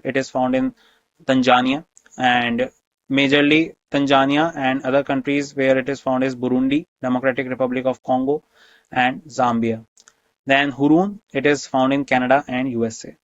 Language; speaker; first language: English; non-native, local second language; Hindi